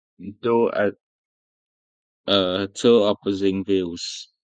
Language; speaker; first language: English; non-native, learner; Vietnamese